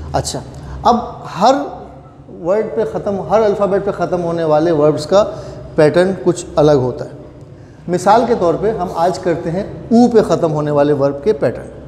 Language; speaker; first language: Urdu; native; Urdu